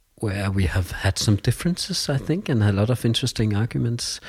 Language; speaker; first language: English; non-native, fluent; Danish